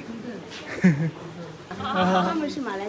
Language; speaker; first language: Chinese; native; Chinese